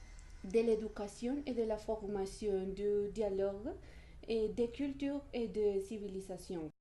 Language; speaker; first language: French; non-native, learner; Spanish